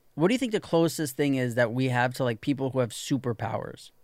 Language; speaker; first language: English; native; English